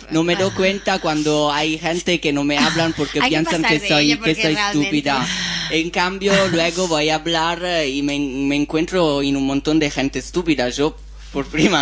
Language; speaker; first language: Spanish; non-native, fluent; Italian